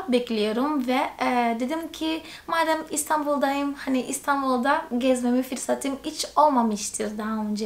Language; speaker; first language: Turkish; non-native, fluent; Portuguese